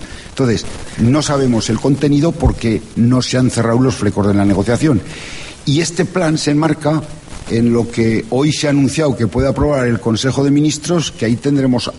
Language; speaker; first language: Spanish; native; Spanish